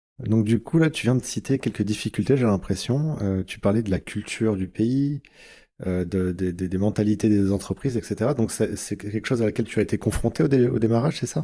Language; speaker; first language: French; native; French